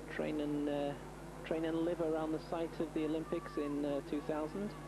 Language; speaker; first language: English; native; English